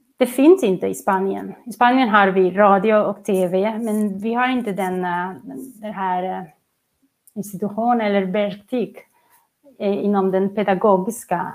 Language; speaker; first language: Swedish; non-native, fluent; Catalan